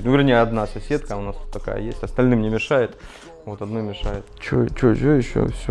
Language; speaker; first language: Russian; native; Russian